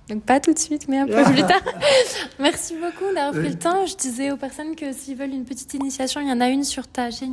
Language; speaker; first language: French; native; French